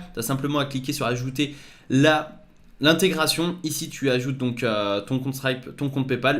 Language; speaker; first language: French; native; French